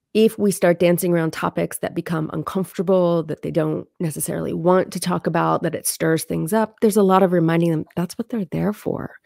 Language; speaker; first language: English; native; English